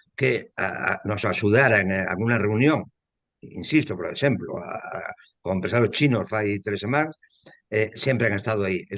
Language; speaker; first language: Spanish; native; Spanish